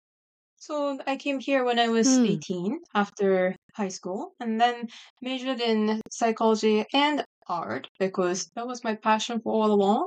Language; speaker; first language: English; non-native, fluent; Japanese